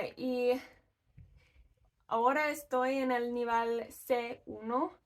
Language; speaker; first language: Spanish; non-native, learner; English